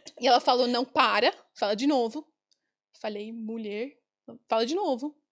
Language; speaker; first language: Portuguese; non-native, fluent; English